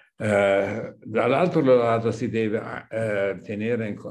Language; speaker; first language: Italian; non-native, fluent; German